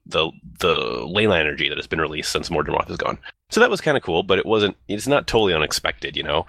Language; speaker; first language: English; native; English